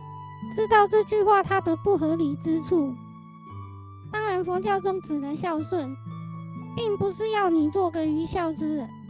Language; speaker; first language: Chinese; native; Chinese